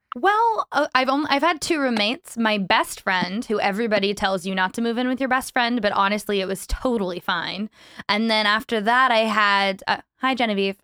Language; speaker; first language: English; native; English